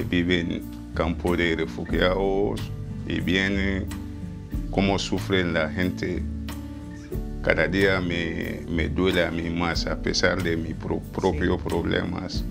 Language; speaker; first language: Spanish; non-native, fluent; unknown